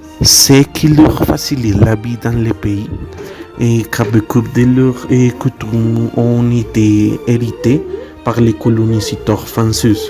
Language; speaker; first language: French; non-native, learner; Spanish